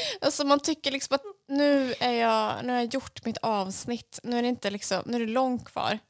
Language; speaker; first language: Swedish; native; Swedish